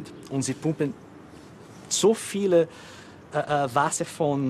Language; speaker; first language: German; non-native, learner; Portuguese